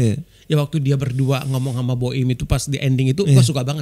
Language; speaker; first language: Indonesian; native; Indonesian